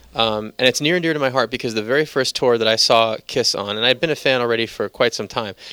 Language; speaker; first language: English; native; English